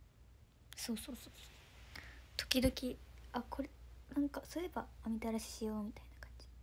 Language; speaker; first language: Japanese; native; Japanese